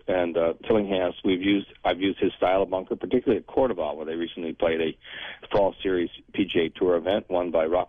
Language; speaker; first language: English; native; English